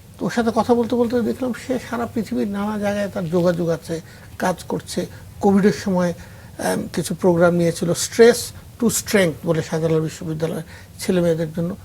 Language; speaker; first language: Bangla; native; Bangla